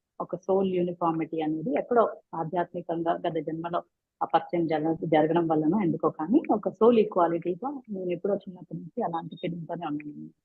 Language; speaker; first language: Telugu; native; Telugu